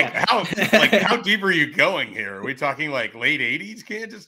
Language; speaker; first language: English; native; English